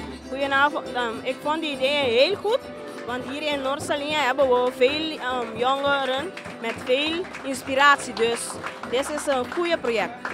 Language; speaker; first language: Dutch; non-native, local second language; Papiamento